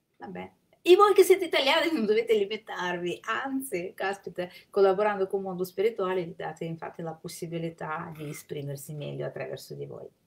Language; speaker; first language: Italian; non-native, fluent; Russian